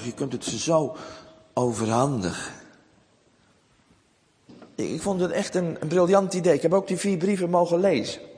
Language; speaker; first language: Dutch; native; Dutch